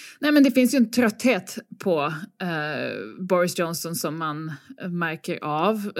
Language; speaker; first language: Swedish; native; Swedish